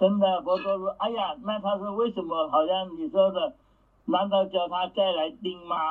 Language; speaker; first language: Chinese; native; Chinese